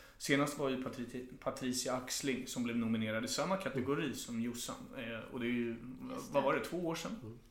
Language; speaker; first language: Swedish; native; Swedish